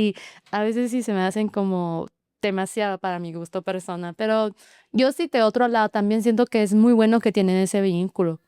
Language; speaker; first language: Spanish; non-native, fluent; Chinese